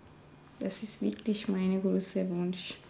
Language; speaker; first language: German; non-native, learner; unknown